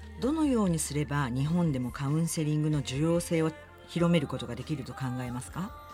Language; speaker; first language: Japanese; native; Japanese